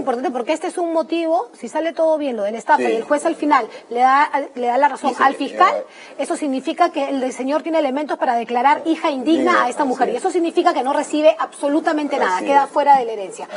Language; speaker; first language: Spanish; native; Spanish